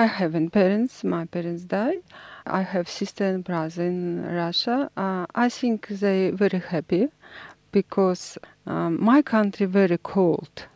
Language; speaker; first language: English; non-native, learner; Russian